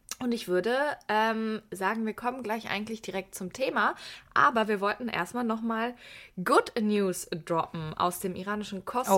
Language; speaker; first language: German; early bilingual, other home language; Persian